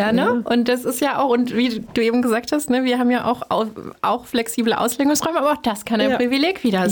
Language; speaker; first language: German; native; German